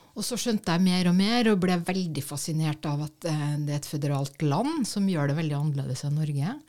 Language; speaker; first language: Norwegian; native; Norwegian